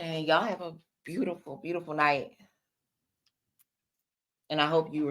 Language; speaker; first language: English; native; English